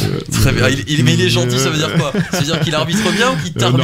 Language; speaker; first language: French; native; French